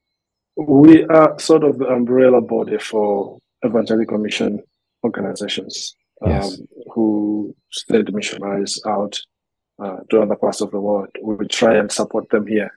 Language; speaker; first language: English; non-native, local second language; Nyanja